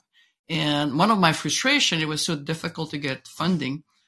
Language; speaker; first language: English; non-native, fluent; French